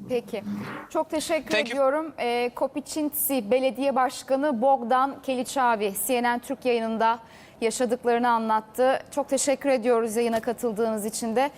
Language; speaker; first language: Turkish; native; Turkish